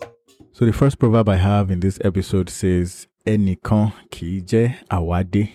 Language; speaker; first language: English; non-native, local second language; Yoruba